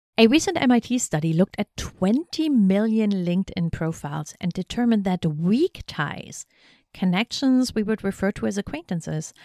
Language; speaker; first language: English; non-native, fluent; German